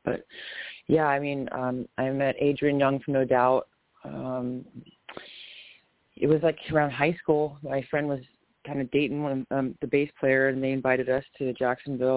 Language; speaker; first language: English; native; English